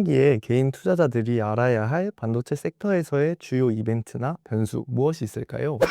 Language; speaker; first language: Korean; native; Korean